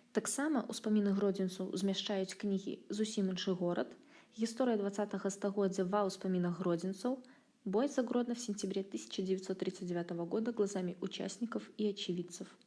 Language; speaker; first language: Belarusian; native; Belarusian